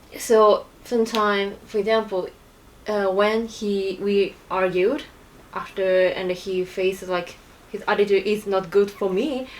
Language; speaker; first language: English; non-native, learner; Japanese